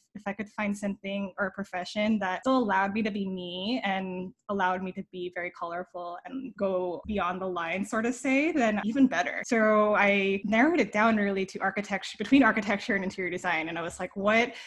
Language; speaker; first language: English; native; English